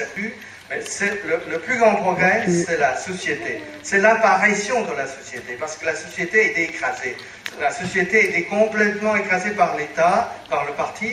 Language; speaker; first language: French; non-native, fluent; Chinese